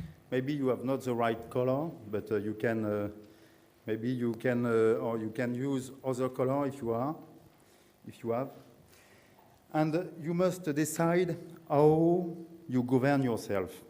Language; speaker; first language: English; non-native, learner; French